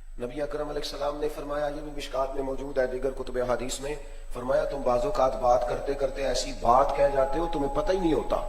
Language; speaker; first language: Urdu; non-native, local second language; Punjabi